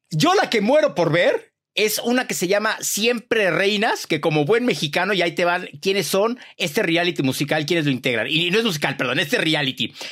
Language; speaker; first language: Spanish; native; Spanish